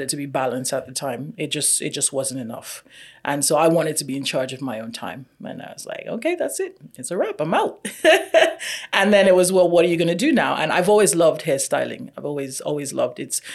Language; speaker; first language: English; non-native, local second language; Yoruba